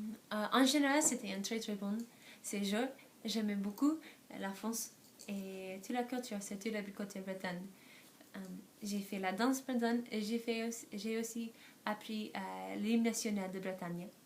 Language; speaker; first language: French; non-native, learner; English